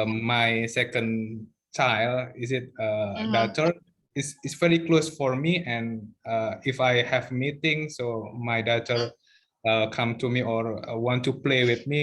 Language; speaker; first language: English; non-native, learner; Indonesian